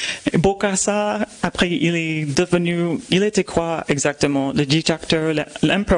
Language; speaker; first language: French; non-native, fluent; English